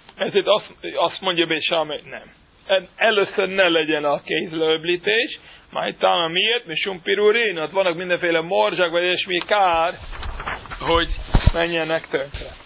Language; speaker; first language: Hungarian; non-native, fluent; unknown